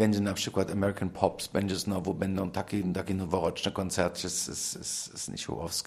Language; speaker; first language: Polish; non-native, fluent; German